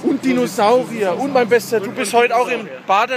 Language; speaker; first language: German; native; German